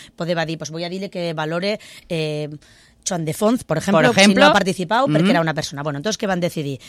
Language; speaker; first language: Spanish; non-native, local second language; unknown